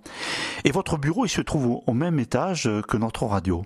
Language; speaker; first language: French; native; French